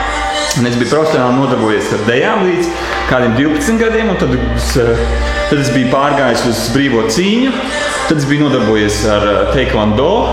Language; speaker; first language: Latvian; native; Latvian